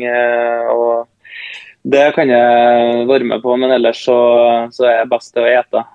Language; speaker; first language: Norwegian; native; Norwegian